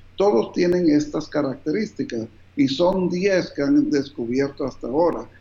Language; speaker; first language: Spanish; early bilingual, heritage; Spanish